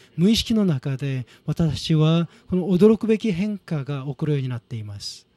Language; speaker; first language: Japanese; non-native, fluent; Korean